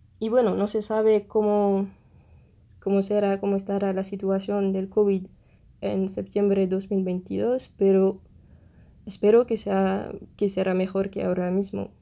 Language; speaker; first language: Spanish; non-native, fluent; French